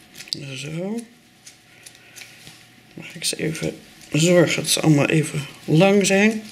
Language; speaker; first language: Dutch; native; Dutch